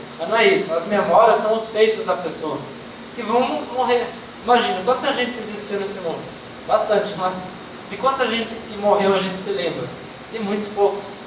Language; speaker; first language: Portuguese; native; Portuguese